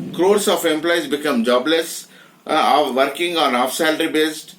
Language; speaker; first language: English; non-native, local second language; Telugu